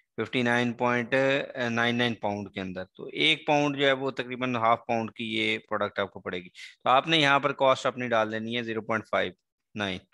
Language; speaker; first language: Urdu; non-native, local second language; Sindhi